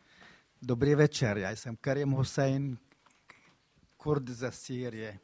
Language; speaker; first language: Czech; non-native, fluent; Kurdish